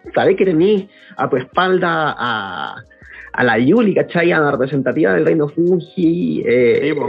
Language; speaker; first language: Spanish; native; Spanish